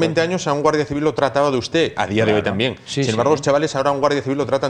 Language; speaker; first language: Spanish; native; Spanish